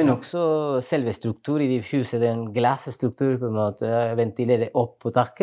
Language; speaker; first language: Norwegian; non-native, fluent; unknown